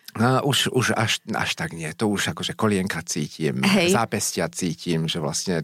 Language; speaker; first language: Slovak; non-native, local second language; Hungarian